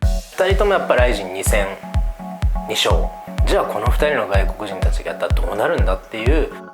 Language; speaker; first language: Japanese; native; Japanese